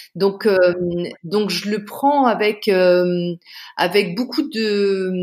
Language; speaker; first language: French; native; French